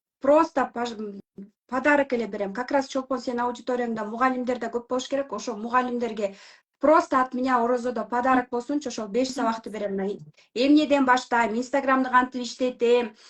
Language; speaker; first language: Kyrgyz; non-native, local second language; Russian